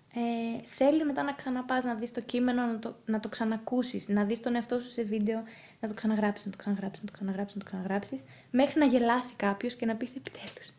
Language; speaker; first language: Greek; early bilingual, heritage; Greek